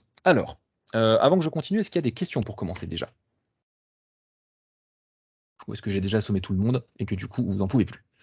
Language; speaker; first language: French; native; French